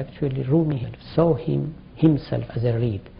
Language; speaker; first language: English; non-native, fluent; Persian